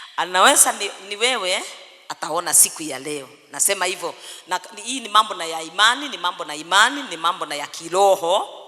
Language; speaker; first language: Swahili; non-native, local second language; Kikuyu